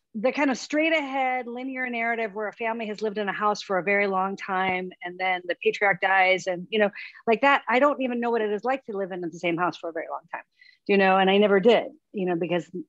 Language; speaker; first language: English; native; English